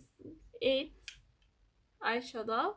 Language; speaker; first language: English; non-native, learner; Turkish